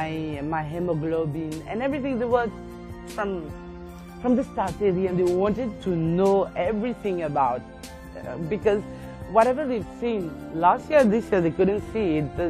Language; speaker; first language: English; non-native, local second language; Morisyen